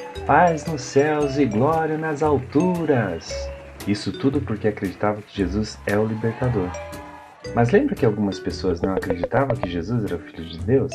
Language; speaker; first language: Portuguese; native; Portuguese